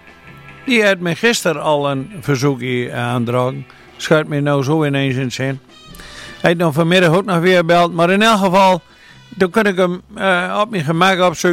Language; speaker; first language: Dutch; native; Dutch